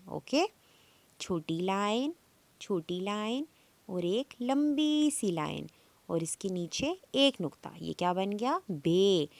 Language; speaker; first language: Urdu; native; Urdu